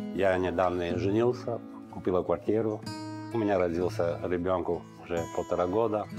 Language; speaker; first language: Russian; non-native, learner; Italian